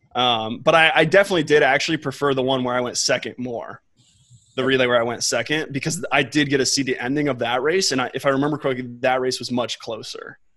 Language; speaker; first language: English; native; English